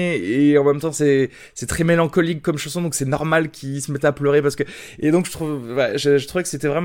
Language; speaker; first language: French; native; French